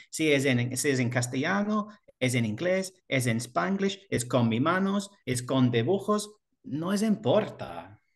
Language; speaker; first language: Spanish; non-native, learner; English